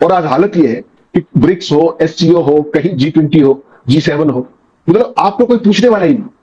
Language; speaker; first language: Hindi; native; Hindi